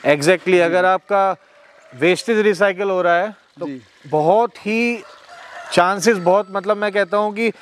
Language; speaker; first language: Hindi; native; Hindi